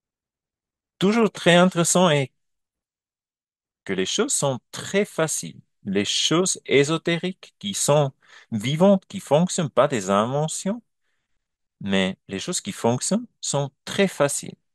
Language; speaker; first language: French; non-native, learner; German